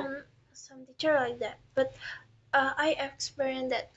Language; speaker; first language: English; non-native, learner; Indonesian